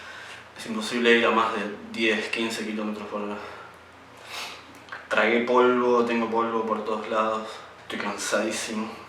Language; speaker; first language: Spanish; native; Spanish